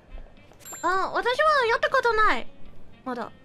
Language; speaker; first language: Japanese; non-native, learner; English